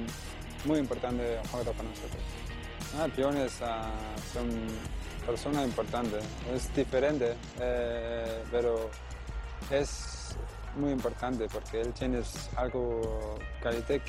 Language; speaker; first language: Spanish; non-native, learner; Danish